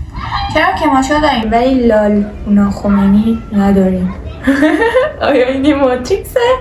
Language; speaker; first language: Persian; native; Persian